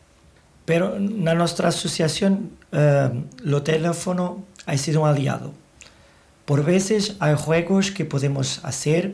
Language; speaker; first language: Spanish; non-native, learner; Portuguese